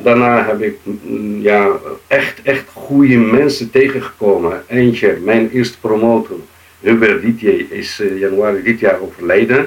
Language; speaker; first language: Dutch; non-native, fluent; Riffian